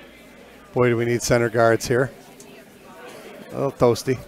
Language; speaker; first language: English; native; English